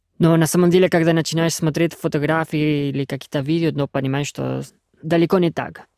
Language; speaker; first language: Russian; non-native, fluent; Spanish